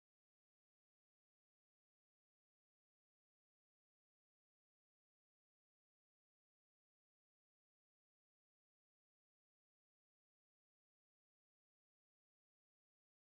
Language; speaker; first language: Urdu; native; Urdu